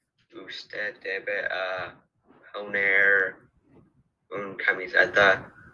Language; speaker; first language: Spanish; non-native, learner; English